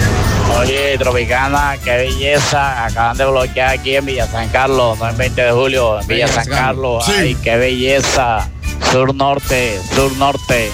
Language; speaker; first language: Spanish; native; Spanish